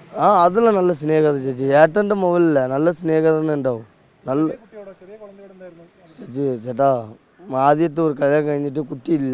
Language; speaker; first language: Malayalam; non-native, local second language; Tamil